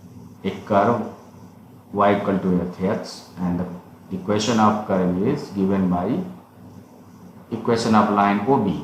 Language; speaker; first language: English; non-native, local second language; Hindi